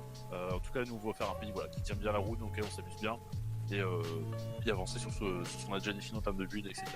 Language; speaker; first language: French; native; French